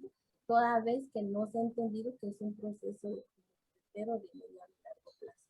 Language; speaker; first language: Spanish; native; Spanish